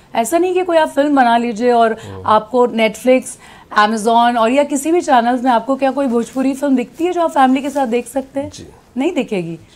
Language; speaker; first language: Hindi; native; Hindi